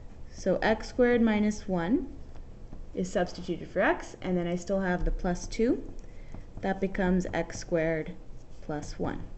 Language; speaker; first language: English; native; English